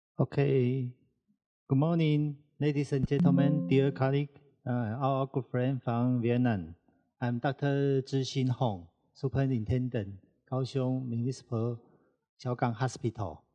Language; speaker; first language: English; non-native, learner; Chinese